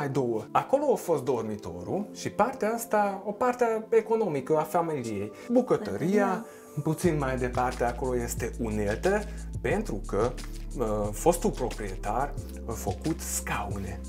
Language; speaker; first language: Romanian; non-native, local second language; Hungarian